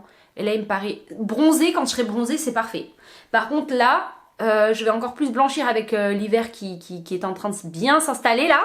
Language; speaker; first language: French; native; French